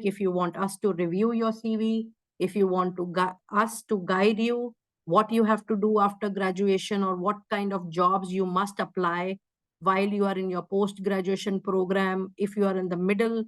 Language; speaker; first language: English; non-native, local second language; Hindi